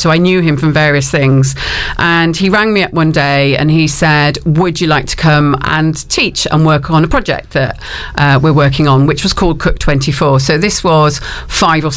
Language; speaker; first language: English; native; English